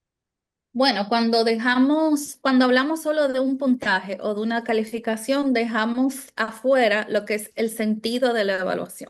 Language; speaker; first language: Spanish; native; Spanish